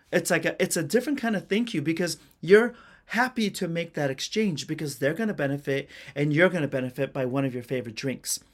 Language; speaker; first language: English; early bilingual, other home language; Persian